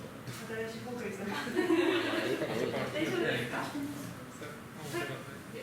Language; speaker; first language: Japanese; non-native, learner; French